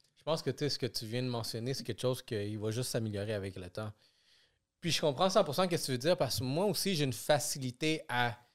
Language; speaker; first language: French; early bilingual, other home language; Spanish